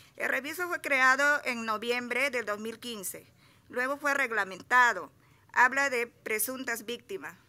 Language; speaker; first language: Spanish; native; Spanish